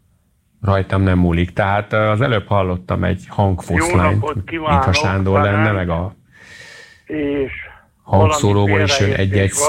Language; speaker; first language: Hungarian; native; Hungarian